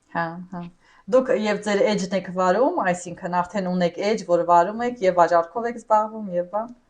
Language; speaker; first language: Armenian; native; Armenian